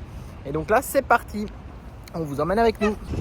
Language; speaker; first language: French; native; French